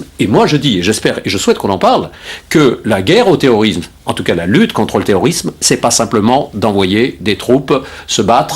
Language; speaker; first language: French; native; French